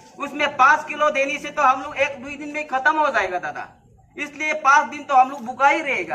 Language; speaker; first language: Hindi; non-native, local second language; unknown